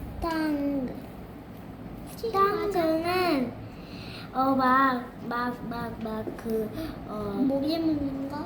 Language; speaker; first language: Korean; early bilingual, heritage; Korean